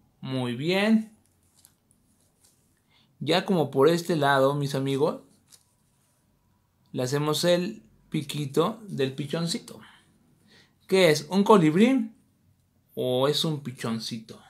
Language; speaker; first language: Spanish; native; Spanish